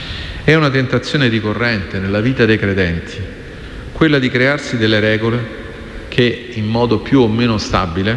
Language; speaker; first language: Italian; native; Italian